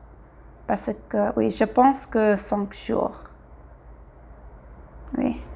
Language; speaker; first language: French; non-native, learner; English